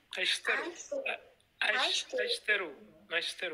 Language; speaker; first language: Japanese; non-native, learner; Spanish